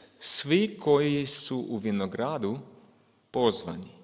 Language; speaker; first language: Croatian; non-native, learner; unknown